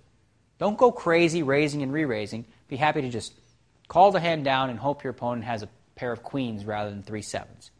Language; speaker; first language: English; native; English